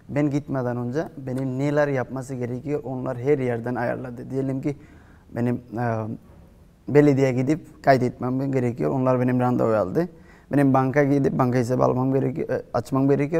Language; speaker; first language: Turkish; non-native, fluent; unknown